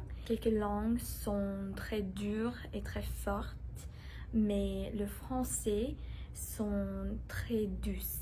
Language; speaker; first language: French; non-native, learner; English